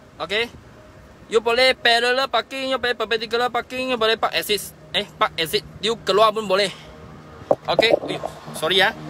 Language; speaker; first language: Malay; non-native, local second language; Chinese